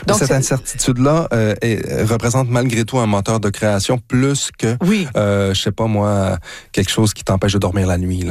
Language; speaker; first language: French; native; French